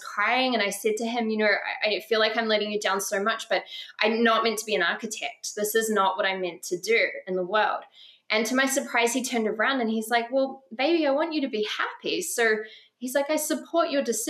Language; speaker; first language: English; native; English